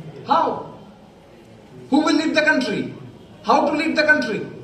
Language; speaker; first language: English; non-native, local second language; Bangla